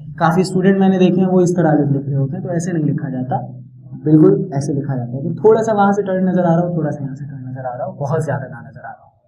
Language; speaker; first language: Urdu; native; Urdu